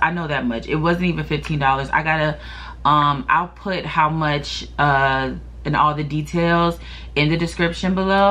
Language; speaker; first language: English; native; English